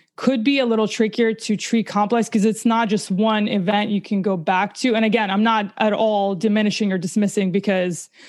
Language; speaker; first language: English; early bilingual, other home language; Russian